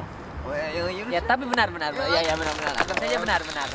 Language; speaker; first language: Indonesian; native; Indonesian